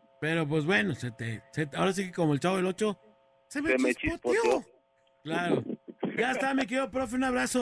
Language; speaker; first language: Spanish; native; Spanish